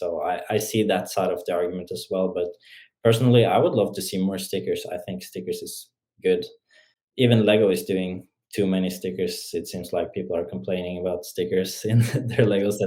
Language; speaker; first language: English; non-native, fluent; Norwegian